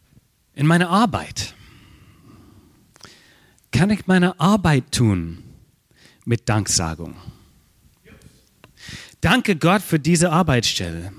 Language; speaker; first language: German; non-native, fluent; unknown